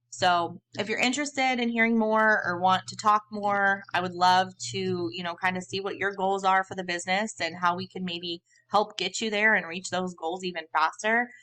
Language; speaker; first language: English; native; English